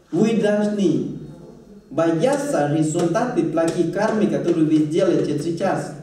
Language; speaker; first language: Russian; non-native, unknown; Thai